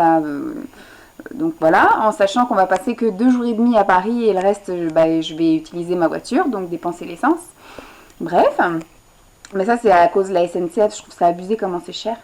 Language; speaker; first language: French; native; French